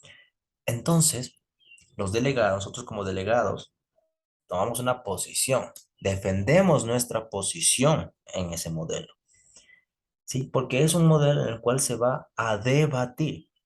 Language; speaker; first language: Spanish; native; Spanish